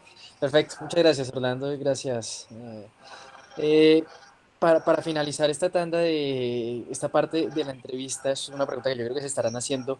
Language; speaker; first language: Spanish; native; Spanish